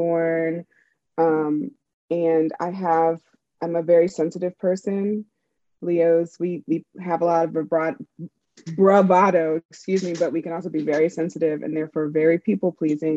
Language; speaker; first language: English; native; English